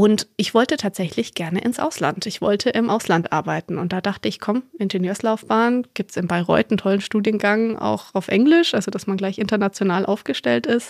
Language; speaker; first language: German; native; German